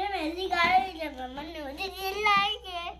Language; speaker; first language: Hindi; native; Hindi